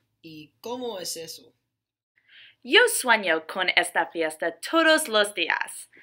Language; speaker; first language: Spanish; non-native, learner; English